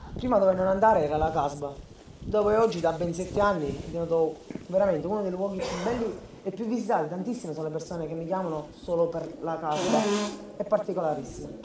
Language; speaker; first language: Italian; native; Italian